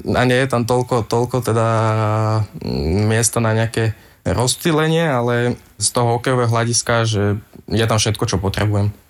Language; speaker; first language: Slovak; native; Slovak